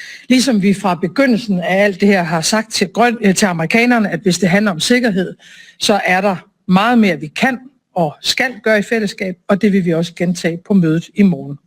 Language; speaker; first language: Danish; native; Danish